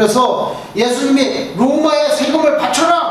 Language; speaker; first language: Korean; native; Korean